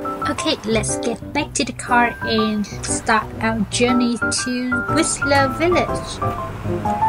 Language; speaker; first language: English; non-native, fluent; Vietnamese